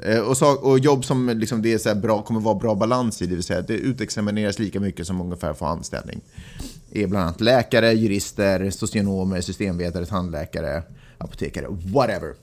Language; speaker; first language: Swedish; native; Swedish